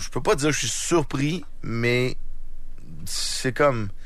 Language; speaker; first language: French; native; French